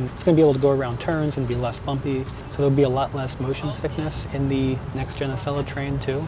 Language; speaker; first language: English; native; English